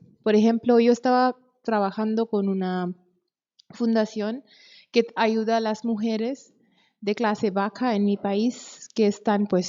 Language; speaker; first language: Spanish; non-native, fluent; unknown